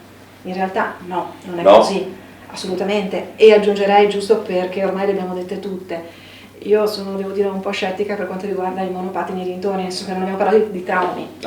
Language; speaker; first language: Italian; native; Italian